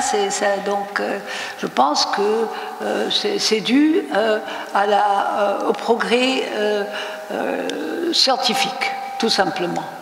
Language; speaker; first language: French; non-native, local second language; Arabic